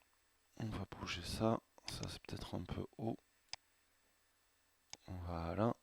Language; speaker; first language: French; native; French